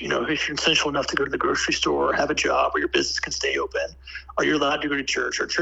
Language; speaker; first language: English; native; English